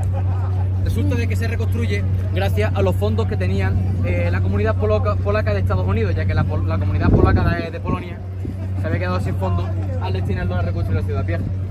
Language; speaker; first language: Spanish; native; Spanish